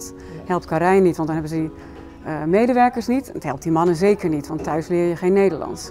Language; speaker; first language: Dutch; native; Dutch